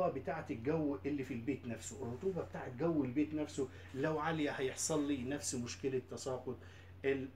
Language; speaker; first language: Arabic; native; Arabic